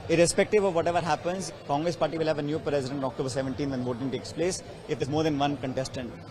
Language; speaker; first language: English; non-native, local second language; Hindi